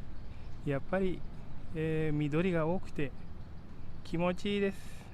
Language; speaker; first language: Japanese; non-native, fluent; Indonesian